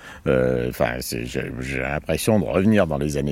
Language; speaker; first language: French; native; French